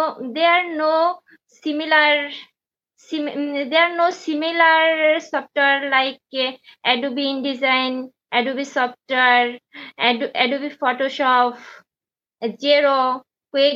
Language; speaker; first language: English; non-native, learner; Bangla